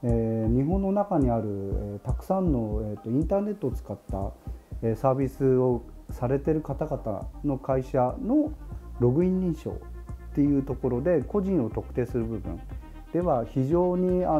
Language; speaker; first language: Japanese; native; Japanese